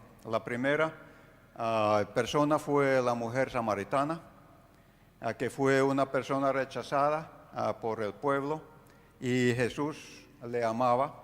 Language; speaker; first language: Spanish; non-native, fluent; Finnish